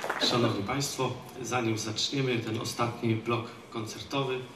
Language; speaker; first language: Polish; native; Polish